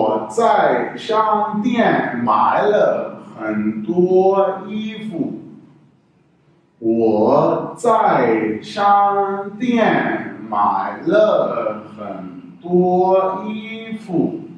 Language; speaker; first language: Chinese; non-native, fluent; Urdu